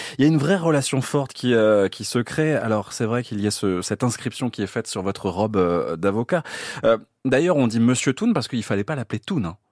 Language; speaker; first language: French; native; French